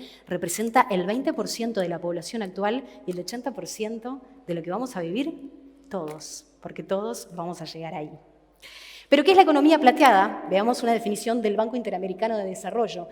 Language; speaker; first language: Spanish; native; Spanish